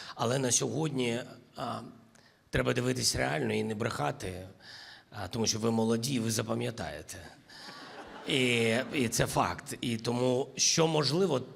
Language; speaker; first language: Ukrainian; non-native, local second language; Russian